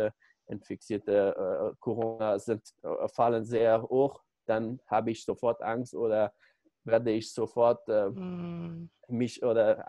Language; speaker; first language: German; non-native, learner; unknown